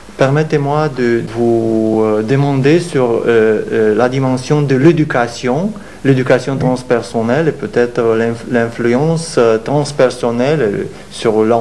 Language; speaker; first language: French; non-native, fluent; Romanian